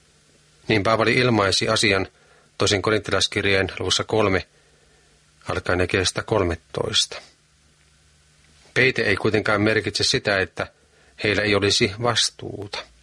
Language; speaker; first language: Finnish; native; Finnish